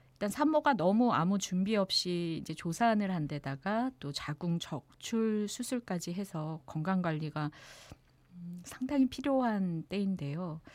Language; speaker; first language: Korean; native; Korean